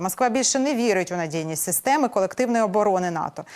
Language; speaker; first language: Ukrainian; native; Ukrainian